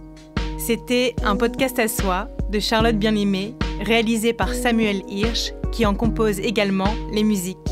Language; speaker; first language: French; native; French